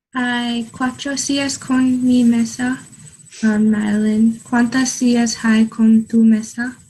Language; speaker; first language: Spanish; non-native, learner; English